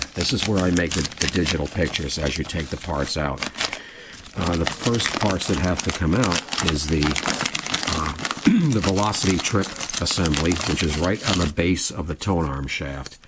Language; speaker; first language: English; native; English